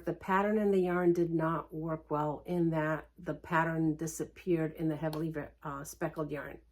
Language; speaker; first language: English; early bilingual, other home language; Portuguese